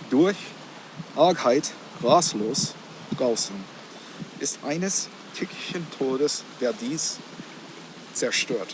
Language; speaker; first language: German; non-native, fluent; English